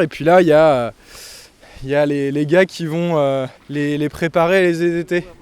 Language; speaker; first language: French; native; French